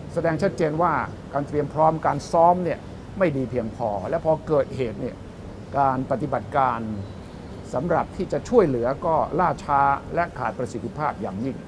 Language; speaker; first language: Thai; native; Thai